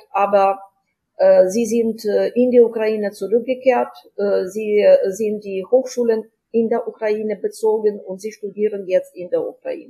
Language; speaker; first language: German; non-native, fluent; Ukrainian